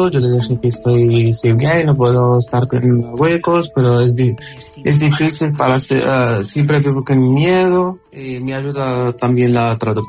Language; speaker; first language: Spanish; non-native, learner; Arabic